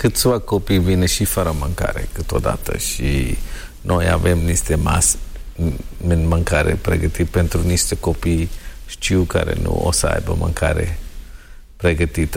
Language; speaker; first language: Romanian; non-native, learner; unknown